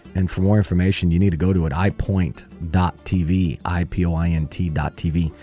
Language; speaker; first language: English; early bilingual, other home language; Spanish